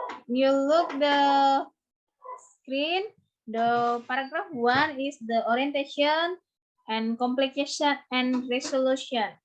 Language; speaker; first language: English; non-native, learner; Indonesian